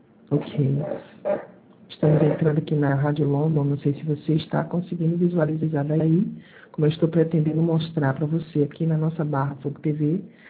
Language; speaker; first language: Portuguese; native; Portuguese